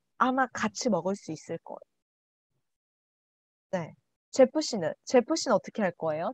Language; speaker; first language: Korean; non-native, learner; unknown